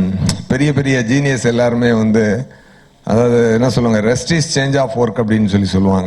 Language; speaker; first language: Tamil; native; Tamil